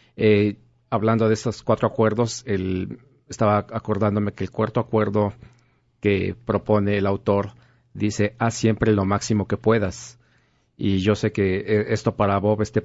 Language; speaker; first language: Spanish; native; Spanish